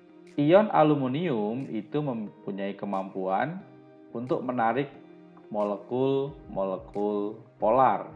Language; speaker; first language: Indonesian; native; Indonesian